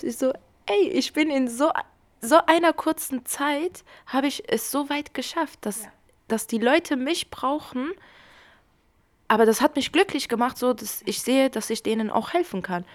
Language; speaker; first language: German; early bilingual, other home language; Kurdish